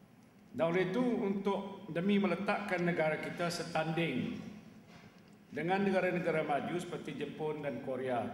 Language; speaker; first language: Malay; native; Malay